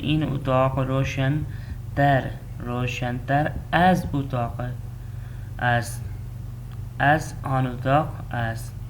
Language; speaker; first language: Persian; non-native, fluent; Urdu